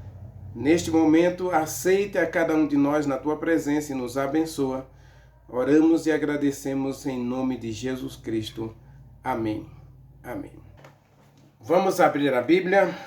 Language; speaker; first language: Portuguese; native; Portuguese